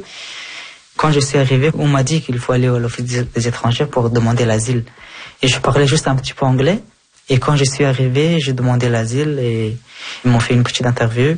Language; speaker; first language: French; early bilingual, other home language; Persian